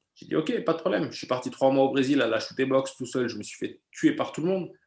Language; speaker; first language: French; native; French